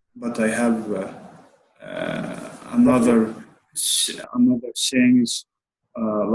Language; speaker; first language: English; non-native, learner; Arabic